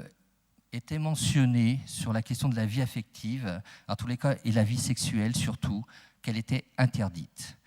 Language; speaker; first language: French; native; French